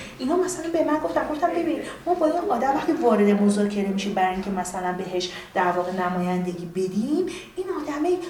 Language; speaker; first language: Persian; native; Persian